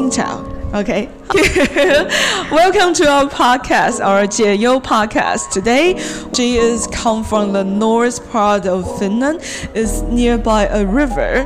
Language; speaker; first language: English; non-native, learner; Chinese